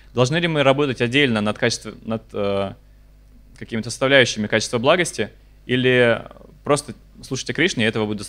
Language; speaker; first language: Russian; native; Russian